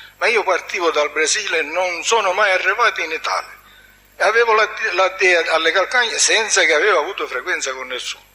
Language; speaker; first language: Italian; native; Italian